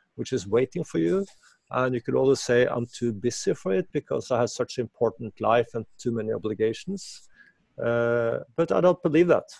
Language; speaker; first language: English; non-native, fluent; Norwegian